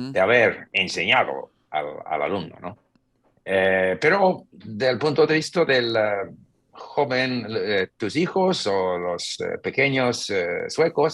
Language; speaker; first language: Spanish; non-native, fluent; English